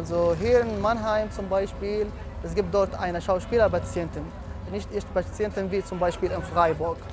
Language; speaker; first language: German; non-native, fluent; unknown